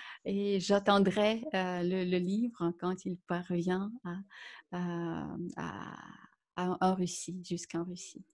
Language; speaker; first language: French; non-native, fluent; Russian